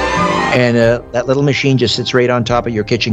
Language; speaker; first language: English; native; English